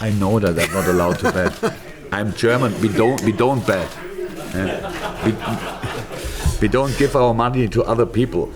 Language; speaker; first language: English; non-native, fluent; German